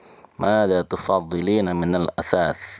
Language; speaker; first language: Arabic; non-native, fluent; Indonesian